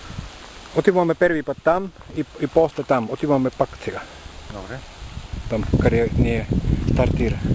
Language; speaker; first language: Bulgarian; non-native, learner; Finnish